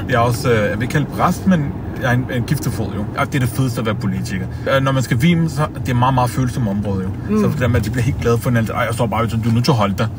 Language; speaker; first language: Danish; early bilingual, other home language; Kurdish